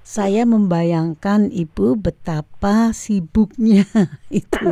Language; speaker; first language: Indonesian; native; Indonesian